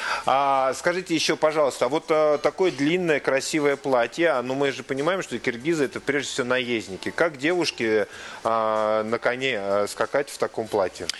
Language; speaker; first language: Russian; native; Russian